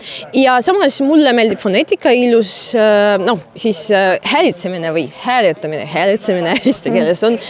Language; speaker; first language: Estonian; non-native, fluent; Russian